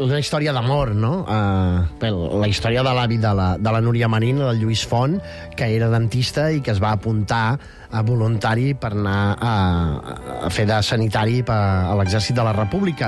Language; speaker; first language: Catalan; native; Catalan